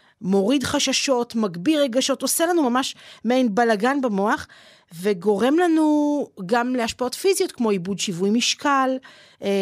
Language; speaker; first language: Hebrew; native; Hebrew